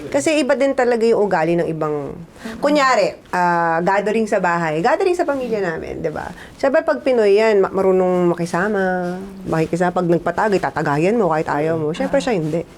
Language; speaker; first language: Filipino; native; Filipino